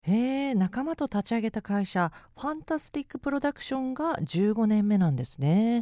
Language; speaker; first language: Japanese; native; Japanese